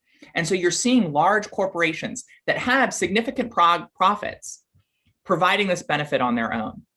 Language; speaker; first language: English; native; English